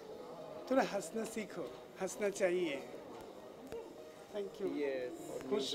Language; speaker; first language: Hindi; non-native, local second language; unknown